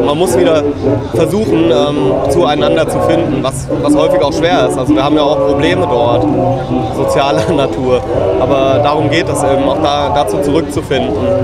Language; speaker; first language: German; native; German